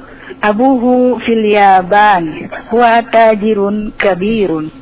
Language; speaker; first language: Arabic; non-native, learner; Indonesian